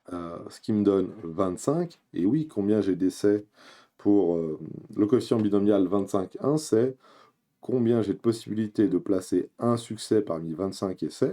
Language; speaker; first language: French; native; French